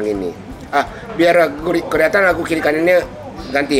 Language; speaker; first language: Indonesian; non-native, fluent; Japanese